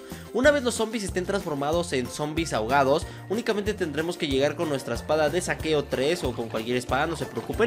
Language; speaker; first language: Spanish; native; Spanish